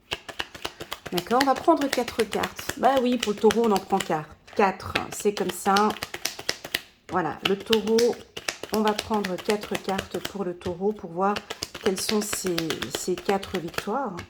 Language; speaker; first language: French; native; French